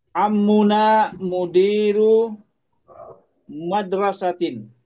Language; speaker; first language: Arabic; non-native, learner; Indonesian